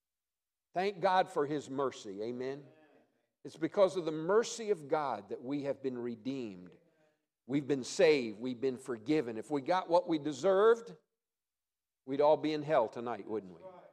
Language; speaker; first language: English; native; English